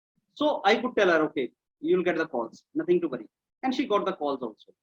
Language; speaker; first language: English; non-native, local second language; Hindi